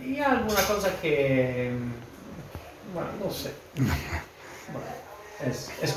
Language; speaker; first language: Catalan; non-native, fluent; Italian